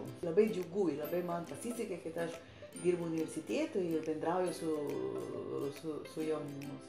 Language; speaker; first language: Lithuanian; non-native, fluent; Spanish